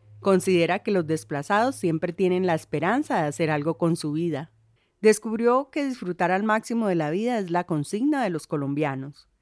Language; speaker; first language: Spanish; native; Spanish